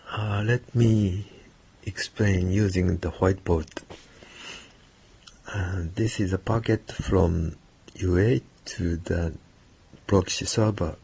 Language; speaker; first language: English; non-native, learner; Japanese